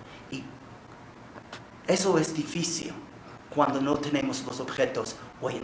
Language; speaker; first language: Spanish; non-native, fluent; English